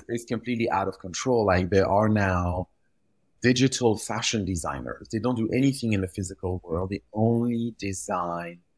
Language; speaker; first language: English; early bilingual, other home language; French